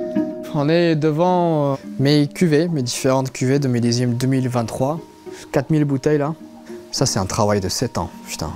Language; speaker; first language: French; non-native, fluent; Persian